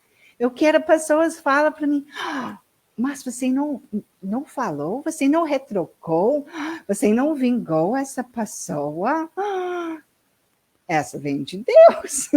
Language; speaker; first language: Portuguese; non-native, learner; English